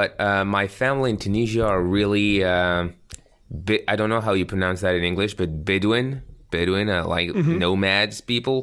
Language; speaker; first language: English; non-native, fluent; French